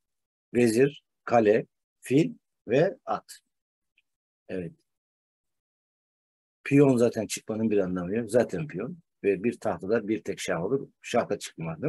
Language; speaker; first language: Turkish; native; Turkish